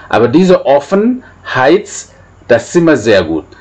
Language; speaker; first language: German; non-native, fluent; Indonesian